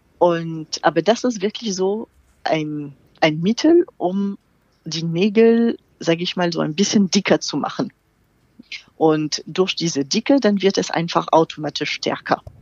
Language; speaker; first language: German; non-native, fluent; French